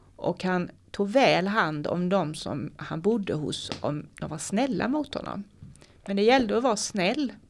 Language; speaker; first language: Swedish; native; Swedish